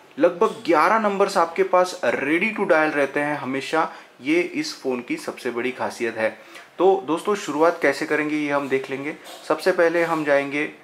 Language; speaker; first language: Hindi; non-native, local second language; Marathi